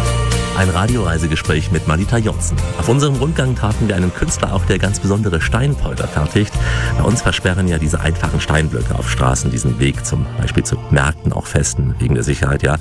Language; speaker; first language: German; native; German